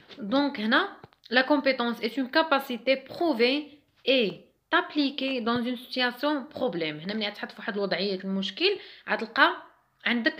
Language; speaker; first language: French; non-native, local second language; Arabic